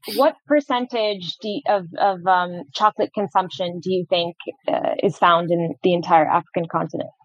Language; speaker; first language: English; non-native, fluent; Arabic